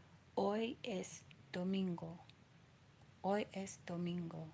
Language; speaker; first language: Spanish; non-native, learner; English